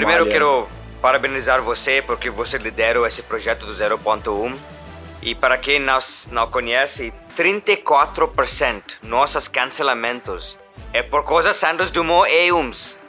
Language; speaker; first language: Portuguese; non-native, learner; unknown